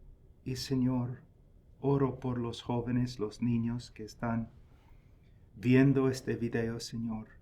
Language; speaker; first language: Spanish; non-native, fluent; English